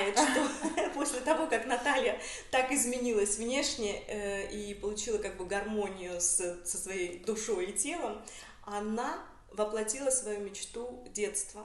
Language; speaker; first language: Russian; native; Russian